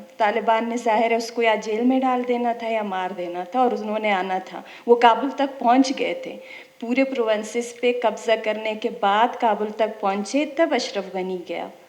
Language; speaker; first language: Urdu; non-native, fluent; Pashto